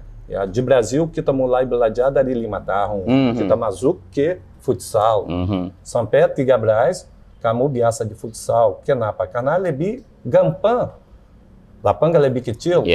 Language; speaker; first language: Indonesian; non-native, fluent; Portuguese